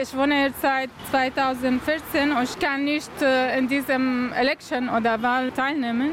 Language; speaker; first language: German; non-native, learner; Arabic